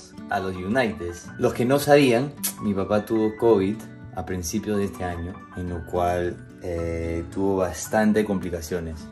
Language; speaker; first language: Spanish; non-native, fluent; English